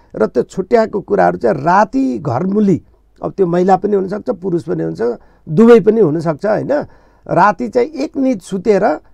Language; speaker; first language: Nepali; non-native, local second language; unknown